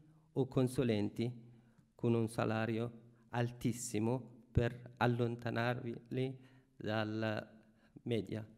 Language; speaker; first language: Italian; non-native, fluent; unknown